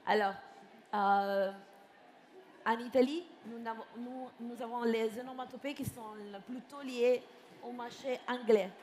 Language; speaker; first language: French; non-native, fluent; Italian